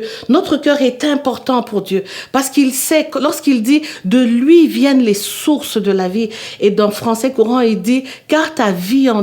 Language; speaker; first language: French; native; French